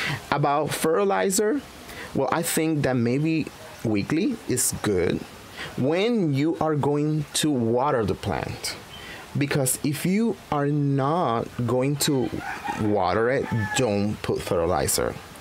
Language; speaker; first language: English; non-native, fluent; Spanish